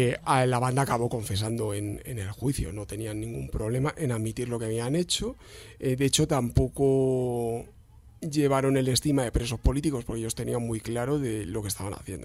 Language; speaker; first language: Spanish; native; Spanish